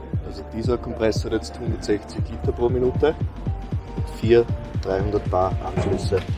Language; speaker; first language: German; native; German